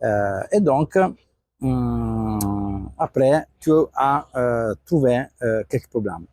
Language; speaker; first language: French; non-native, fluent; Italian